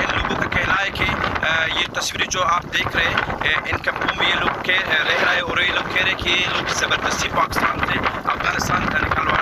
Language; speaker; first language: Hindi; non-native, fluent; Pashto